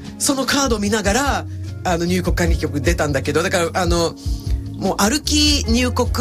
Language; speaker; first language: Japanese; non-native, fluent; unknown